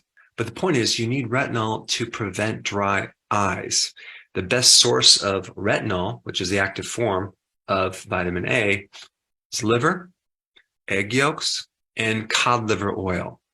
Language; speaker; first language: English; native; English